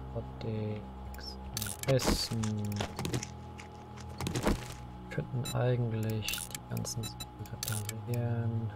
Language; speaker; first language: German; native; German